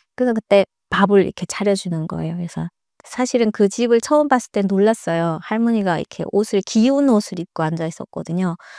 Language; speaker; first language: Korean; native; Korean